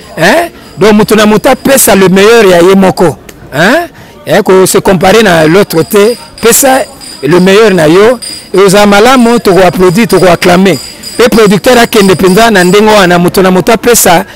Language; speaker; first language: Lingala; native; Lingala